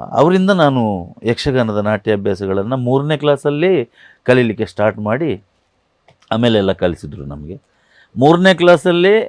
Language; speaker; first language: Kannada; non-native, local second language; Tulu